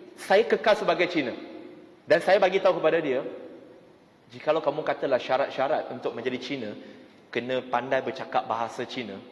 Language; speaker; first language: Malay; non-native, local second language; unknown